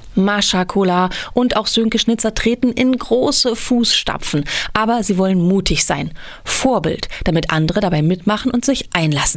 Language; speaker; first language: German; native; German